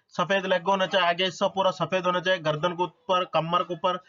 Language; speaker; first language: Hindi; non-native, local second language; Telugu